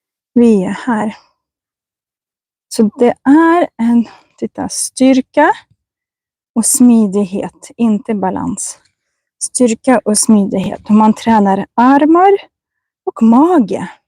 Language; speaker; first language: Swedish; non-native, fluent; Russian